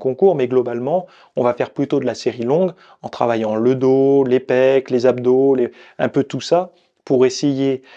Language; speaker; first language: French; native; French